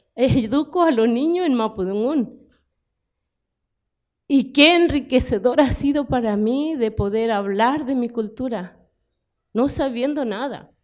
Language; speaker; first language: Spanish; non-native, local second language; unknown